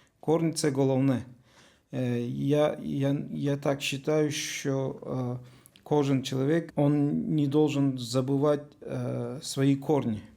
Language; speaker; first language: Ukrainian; non-native, learner; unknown